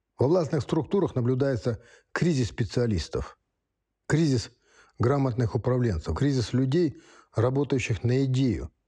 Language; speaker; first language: Russian; non-native, local second language; Kazakh